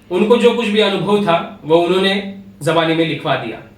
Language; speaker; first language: Hindi; non-native, local second language; Marathi